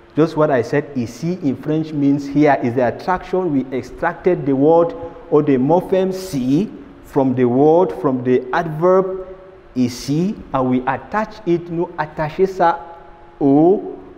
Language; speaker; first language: English; non-native, local second language; Hausa